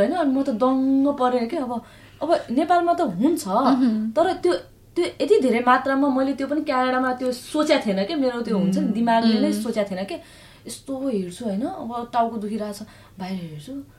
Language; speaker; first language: Nepali; native; Nepali